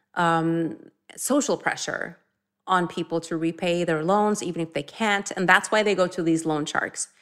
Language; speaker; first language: English; non-native, fluent; Norwegian